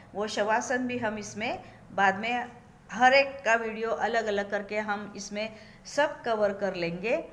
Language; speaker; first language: Hindi; non-native, local second language; Marathi